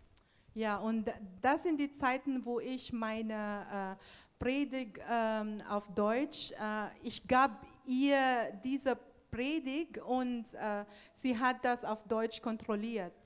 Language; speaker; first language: German; non-native, fluent; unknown